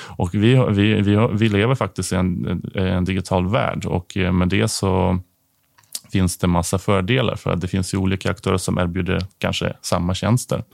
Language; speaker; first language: Swedish; non-native, fluent; Ukrainian